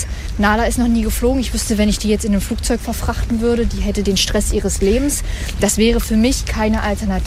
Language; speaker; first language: German; native; German